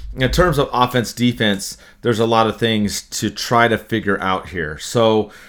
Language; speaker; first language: English; native; English